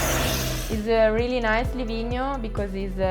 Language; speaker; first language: English; non-native, fluent; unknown